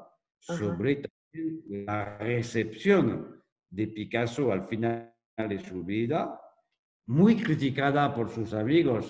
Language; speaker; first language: Spanish; non-native, fluent; French